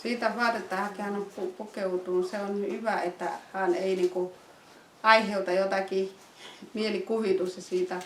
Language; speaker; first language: Finnish; non-native, fluent; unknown